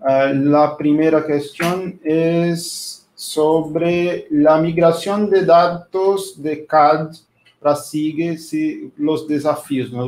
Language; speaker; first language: Spanish; non-native, fluent; Portuguese